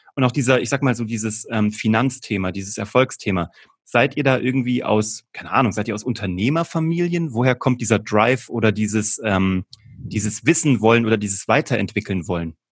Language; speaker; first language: German; native; German